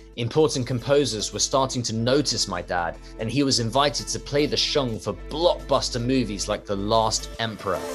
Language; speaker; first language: English; native; English